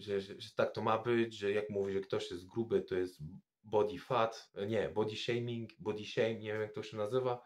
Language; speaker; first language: Polish; non-native, fluent; French